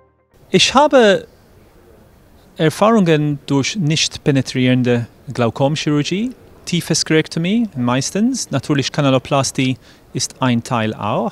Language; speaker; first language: German; non-native, fluent; English